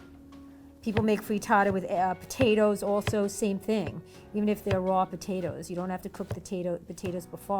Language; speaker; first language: English; native; English